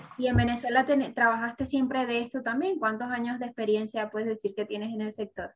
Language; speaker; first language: Spanish; native; Spanish